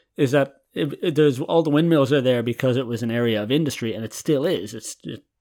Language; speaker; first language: English; native; English